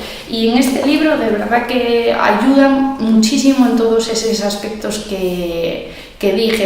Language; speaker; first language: Spanish; native; Spanish